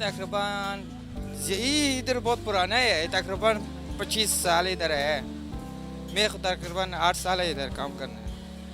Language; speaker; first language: Hindi; non-native, learner; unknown